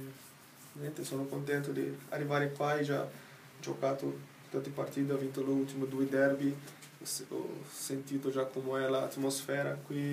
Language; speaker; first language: Italian; non-native, learner; Portuguese